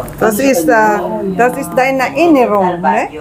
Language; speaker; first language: German; non-native, learner; Filipino